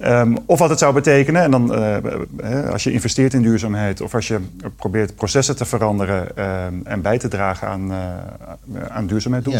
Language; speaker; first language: Dutch; native; Dutch